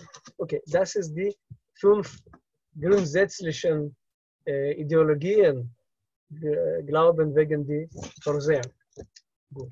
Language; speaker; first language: German; non-native, learner; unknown